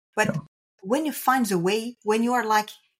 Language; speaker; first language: English; non-native, fluent; French